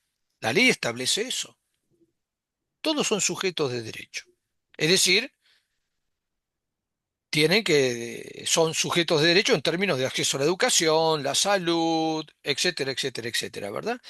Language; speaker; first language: Spanish; native; Spanish